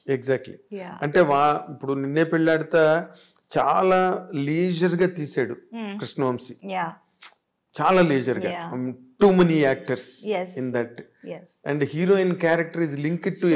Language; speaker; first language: Telugu; native; Telugu